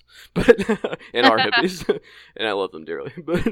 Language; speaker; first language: English; native; English